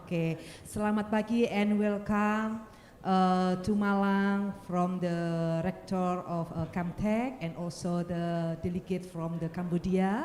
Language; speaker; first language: English; non-native, learner; Indonesian